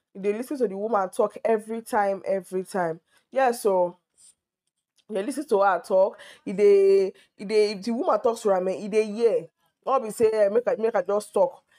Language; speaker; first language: Nigerian Pidgin; native; Nigerian Pidgin